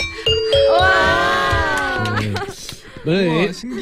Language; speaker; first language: Korean; native; Korean